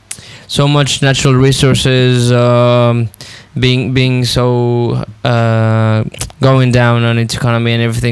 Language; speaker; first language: English; non-native, fluent; Spanish